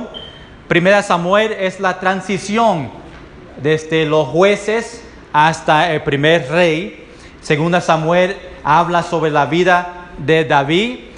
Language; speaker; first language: Spanish; early bilingual, heritage; Spanish